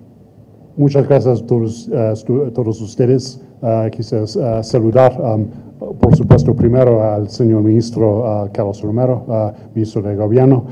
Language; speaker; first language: Spanish; non-native, fluent; English